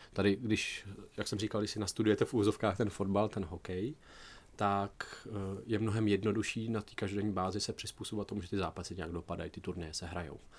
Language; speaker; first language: Czech; native; Czech